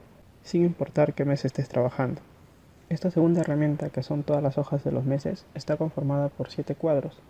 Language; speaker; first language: Spanish; native; Spanish